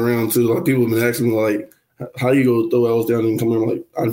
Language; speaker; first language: English; native; English